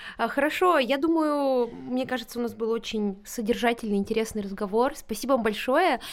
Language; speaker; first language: Russian; native; Russian